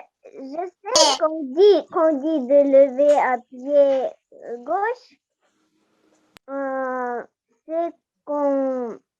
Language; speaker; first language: French; non-native, learner; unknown